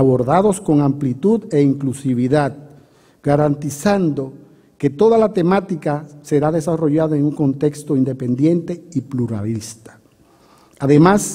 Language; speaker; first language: Spanish; native; Spanish